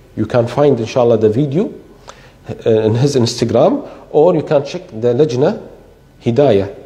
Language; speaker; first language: English; non-native, fluent; Arabic